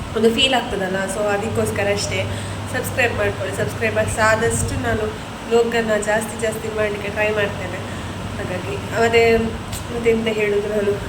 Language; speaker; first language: Kannada; non-native, local second language; Tulu